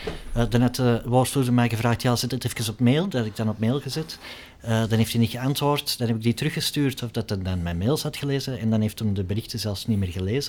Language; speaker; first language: Dutch; native; Dutch